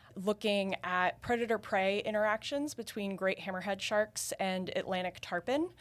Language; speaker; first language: English; native; English